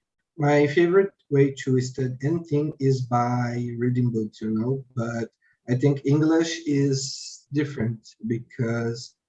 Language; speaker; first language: English; non-native, learner; Portuguese